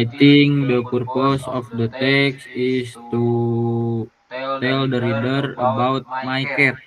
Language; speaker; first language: English; non-native, learner; Indonesian